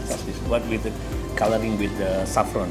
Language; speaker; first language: English; non-native, learner; Indonesian